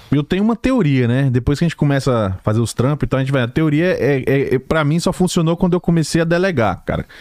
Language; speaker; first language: Portuguese; native; Portuguese